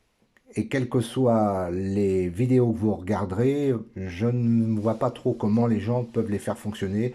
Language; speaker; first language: French; native; French